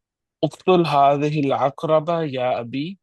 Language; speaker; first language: Arabic; non-native, learner; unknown